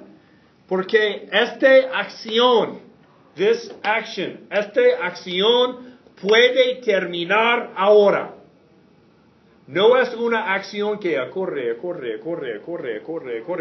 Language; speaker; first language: Spanish; non-native, fluent; English